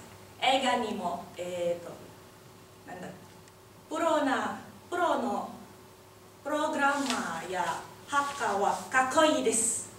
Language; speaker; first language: Japanese; non-native, learner; Indonesian